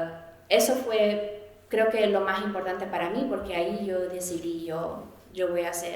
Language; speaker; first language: Spanish; early bilingual, heritage; Spanish